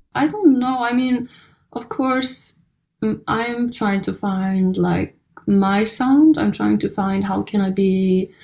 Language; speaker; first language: English; non-native, fluent; Icelandic